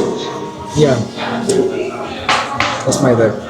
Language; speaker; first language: English; non-native, learner; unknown